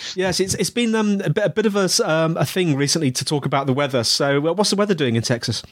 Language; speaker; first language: English; native; English